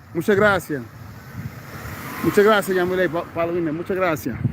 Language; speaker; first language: Spanish; non-native, fluent; English